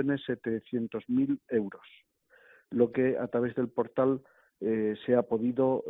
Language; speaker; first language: Spanish; native; Spanish